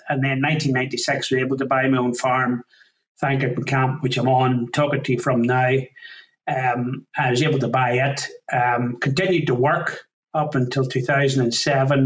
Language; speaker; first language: English; native; English